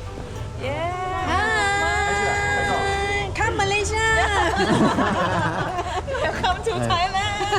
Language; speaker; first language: English; non-native, fluent; Malay